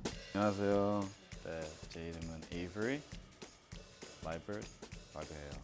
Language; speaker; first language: Korean; non-native, learner; English